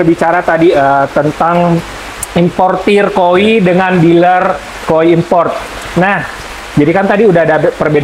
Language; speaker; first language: Indonesian; native; Indonesian